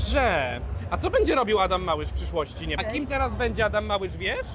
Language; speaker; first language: Polish; native; Polish